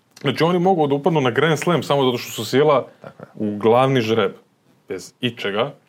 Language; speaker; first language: Serbian; native; Serbian